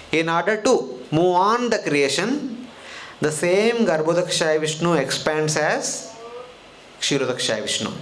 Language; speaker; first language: English; non-native, local second language; Telugu